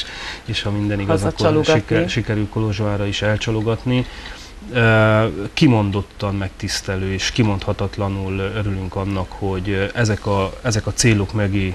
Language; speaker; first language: Hungarian; native; Hungarian